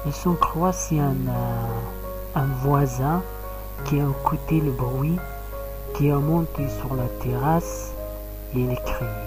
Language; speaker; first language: French; non-native, learner; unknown